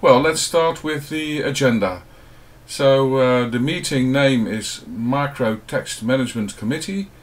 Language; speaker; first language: English; non-native, fluent; Dutch